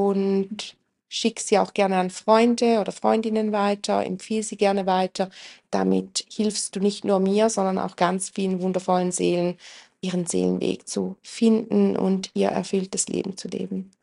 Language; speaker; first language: German; native; German